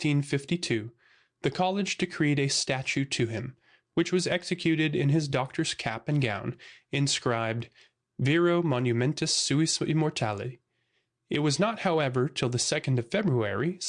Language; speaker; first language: English; native; English